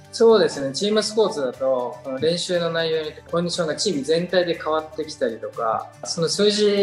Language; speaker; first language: Japanese; native; Japanese